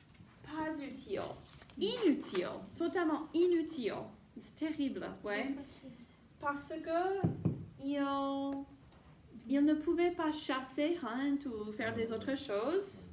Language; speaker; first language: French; non-native, fluent; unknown